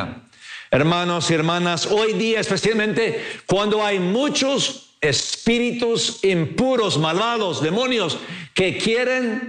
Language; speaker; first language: Spanish; non-native, fluent; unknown